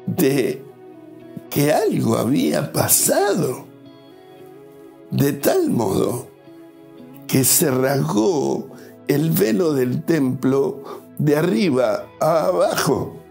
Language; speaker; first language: Spanish; native; Spanish